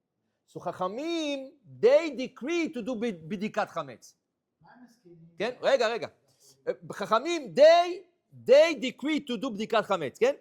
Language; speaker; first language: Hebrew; non-native, fluent; English